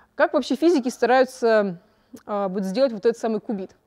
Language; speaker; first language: Russian; native; Russian